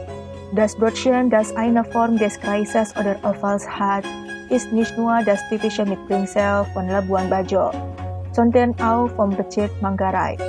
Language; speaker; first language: German; non-native, fluent; Indonesian